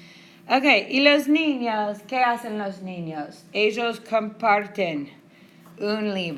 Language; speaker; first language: Spanish; non-native, fluent; English